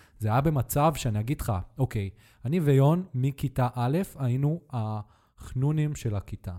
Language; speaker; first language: Hebrew; native; Hebrew